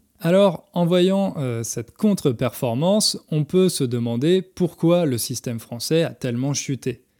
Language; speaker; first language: French; native; French